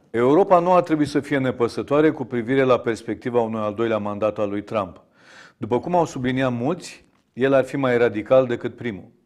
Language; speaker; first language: Romanian; native; Romanian